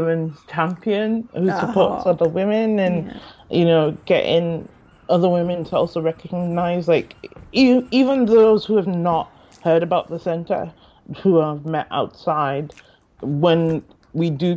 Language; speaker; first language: English; non-native, local second language; Yoruba